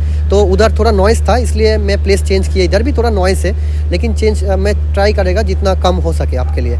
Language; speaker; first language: Hindi; non-native, local second language; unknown